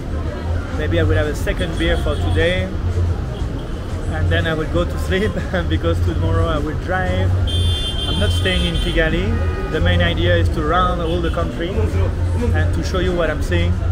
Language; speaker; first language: English; non-native, fluent; French